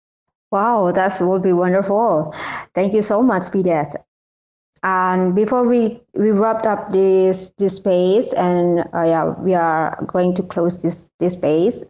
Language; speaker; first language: English; non-native, learner; Indonesian